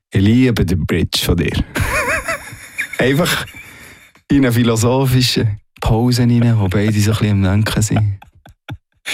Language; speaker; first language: German; native; German